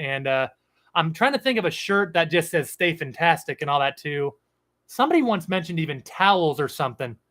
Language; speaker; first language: English; native; English